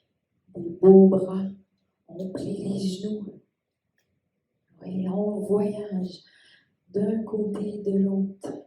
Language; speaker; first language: French; native; French